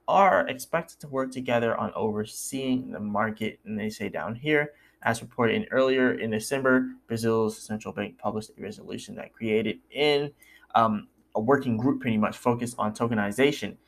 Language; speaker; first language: English; native; English